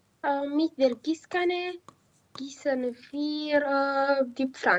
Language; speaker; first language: German; non-native, learner; Romanian